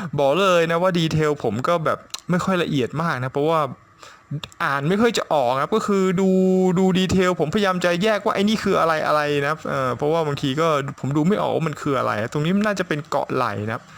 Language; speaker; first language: Thai; native; Thai